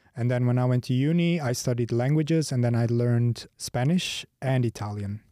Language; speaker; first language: English; non-native, fluent; Portuguese